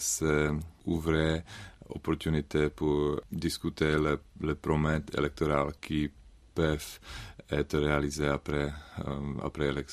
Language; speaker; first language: French; non-native, learner; Czech